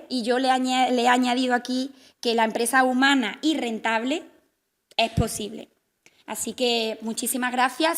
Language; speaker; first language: Spanish; native; Spanish